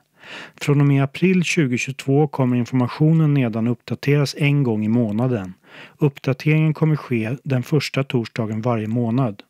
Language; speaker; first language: Swedish; native; Swedish